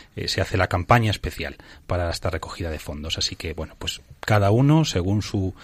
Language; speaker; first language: Spanish; native; Spanish